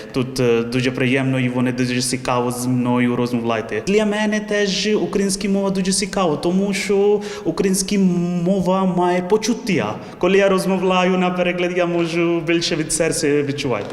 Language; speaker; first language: Ukrainian; non-native, learner; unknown